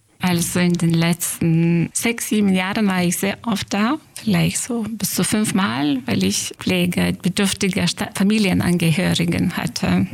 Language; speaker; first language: German; non-native, fluent; Lithuanian